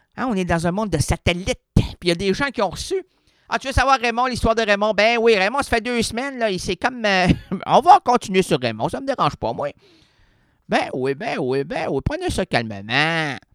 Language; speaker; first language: French; native; French